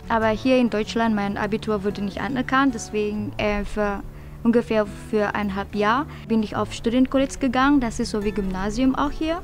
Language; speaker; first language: German; non-native, fluent; Indonesian